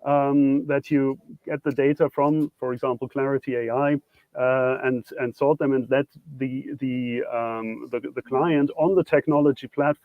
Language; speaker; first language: English; non-native, fluent; German